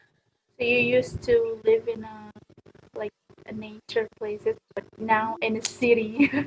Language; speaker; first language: English; non-native, learner; Indonesian